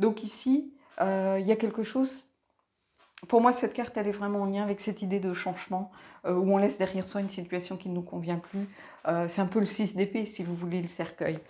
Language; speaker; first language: French; native; French